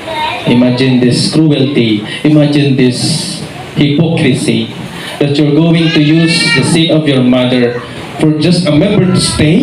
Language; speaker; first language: English; non-native, local second language; Filipino